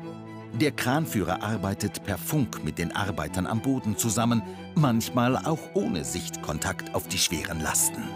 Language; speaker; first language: German; native; German